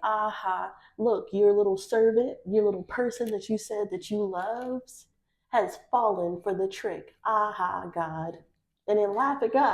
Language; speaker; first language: English; native; English